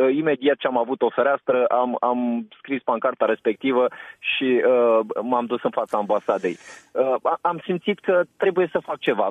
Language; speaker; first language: Romanian; native; Romanian